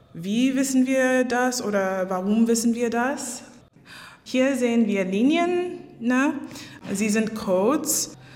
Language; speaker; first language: German; non-native, fluent; English